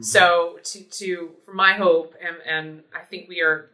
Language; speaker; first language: English; native; English